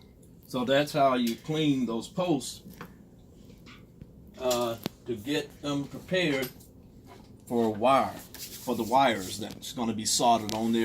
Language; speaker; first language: English; native; English